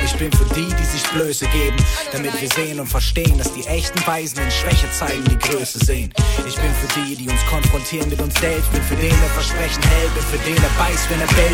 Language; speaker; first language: German; native; German